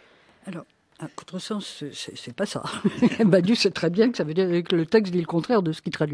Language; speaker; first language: French; native; French